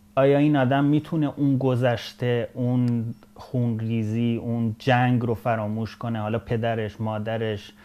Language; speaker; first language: Persian; native; Persian